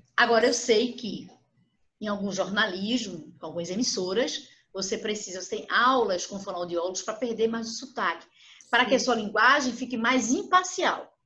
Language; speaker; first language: Portuguese; native; Portuguese